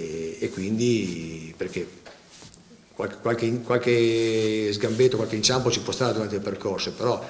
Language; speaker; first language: Italian; native; Italian